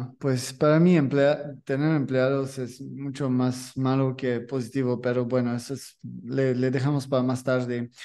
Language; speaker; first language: Spanish; non-native, learner; French